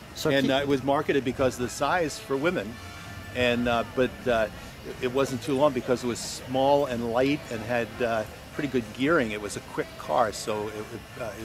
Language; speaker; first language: English; native; English